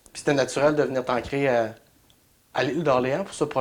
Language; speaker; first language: French; native; French